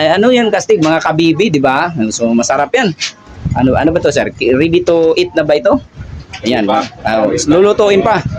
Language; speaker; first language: Filipino; non-native, local second language; Cebuano